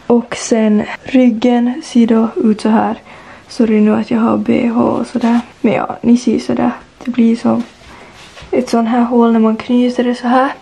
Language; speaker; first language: Swedish; native; Swedish